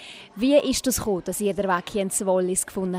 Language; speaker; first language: German; native; German